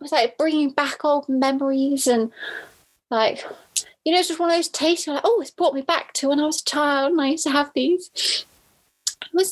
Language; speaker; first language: English; native; English